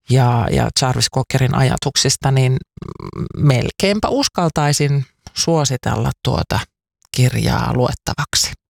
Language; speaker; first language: Finnish; native; Finnish